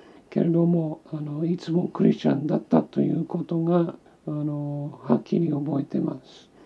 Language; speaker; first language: Japanese; non-native, local second language; English